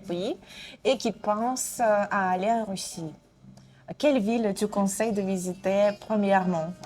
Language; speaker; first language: French; non-native, fluent; Russian